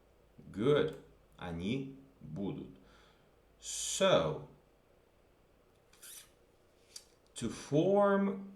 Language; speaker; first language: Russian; non-native, fluent; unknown